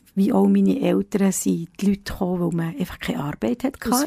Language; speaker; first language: German; early bilingual, other home language; Italian